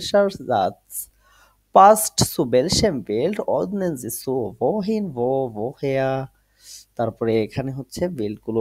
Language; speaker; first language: German; non-native, fluent; Bangla